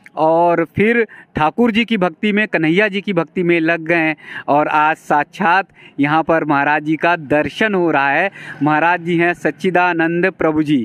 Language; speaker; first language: Hindi; native; Hindi